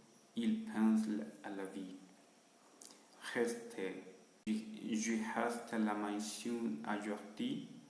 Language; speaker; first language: French; non-native, learner; Spanish